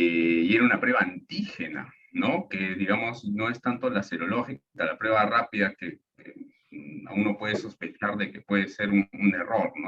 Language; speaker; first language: Spanish; native; Spanish